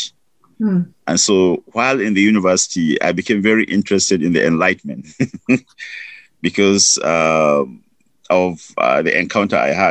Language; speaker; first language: English; non-native, local second language; Hausa